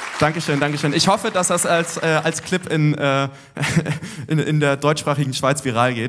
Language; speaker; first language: German; native; German